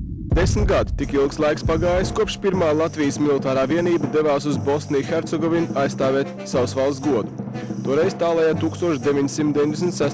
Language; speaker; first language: Latvian; native; Latvian